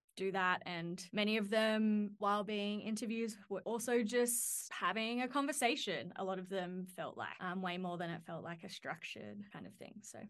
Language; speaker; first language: English; native; English